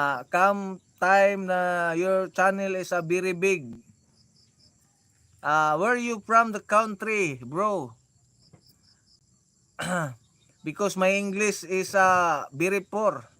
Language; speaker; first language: English; non-native, learner; Cebuano